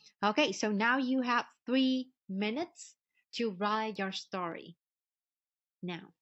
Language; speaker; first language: English; non-native, fluent; Vietnamese